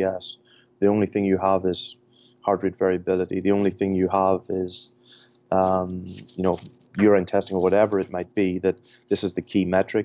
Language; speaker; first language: English; native; English